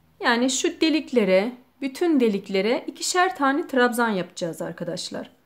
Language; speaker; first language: Turkish; native; Turkish